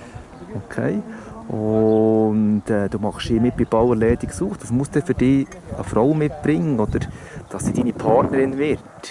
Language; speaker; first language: German; native; German